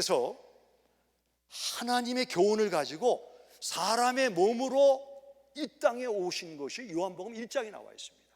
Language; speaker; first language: Korean; native; Korean